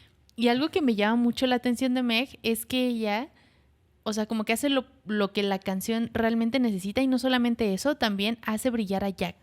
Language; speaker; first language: Spanish; native; Spanish